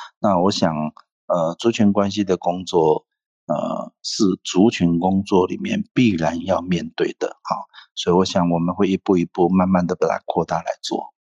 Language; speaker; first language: Chinese; non-native, local second language; Hakka Chinese